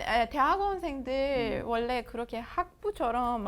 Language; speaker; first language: Korean; non-native, fluent; Persian